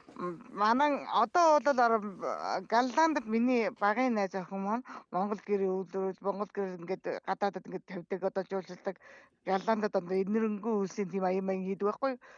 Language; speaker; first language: Mongolian; native; Mongolian